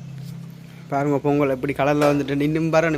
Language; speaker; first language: Tamil; native; Tamil